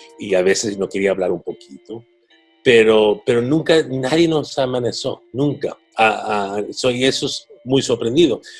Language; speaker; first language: Spanish; early bilingual, heritage; Spanish